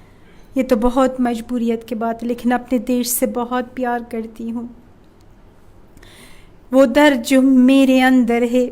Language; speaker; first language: Hindi; non-native, fluent; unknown